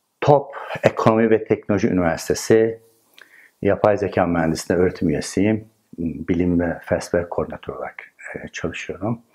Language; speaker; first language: Turkish; non-native, fluent; Persian